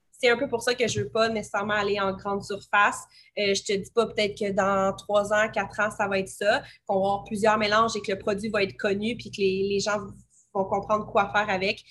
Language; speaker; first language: French; native; French